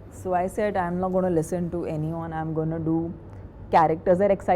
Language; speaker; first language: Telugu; non-native, fluent; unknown